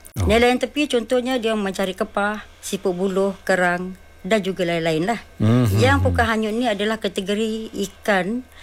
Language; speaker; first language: Malay; non-native, local second language; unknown